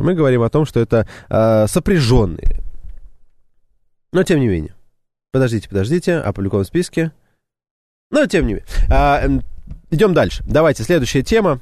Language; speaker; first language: Russian; native; Russian